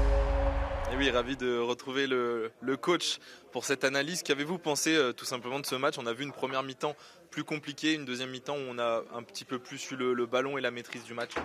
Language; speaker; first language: French; native; French